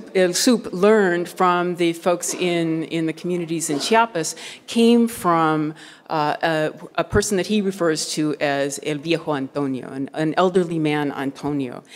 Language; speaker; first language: English; native; English